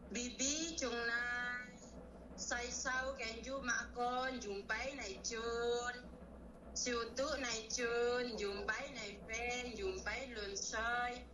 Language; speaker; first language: Cantonese; non-native, learner; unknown